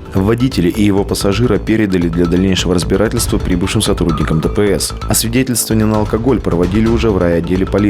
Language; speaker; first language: Russian; native; Russian